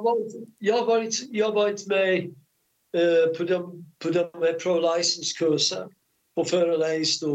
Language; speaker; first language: Swedish; non-native, fluent; English